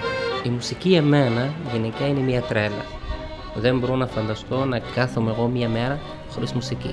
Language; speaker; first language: Greek; non-native, learner; Arabic